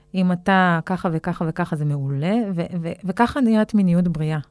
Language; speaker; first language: Hebrew; native; Hebrew